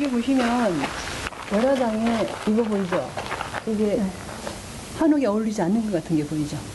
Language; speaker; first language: Korean; native; Korean